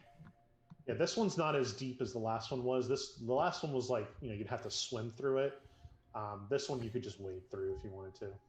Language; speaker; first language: English; native; English